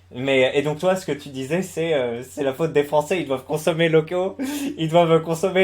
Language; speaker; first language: French; native; French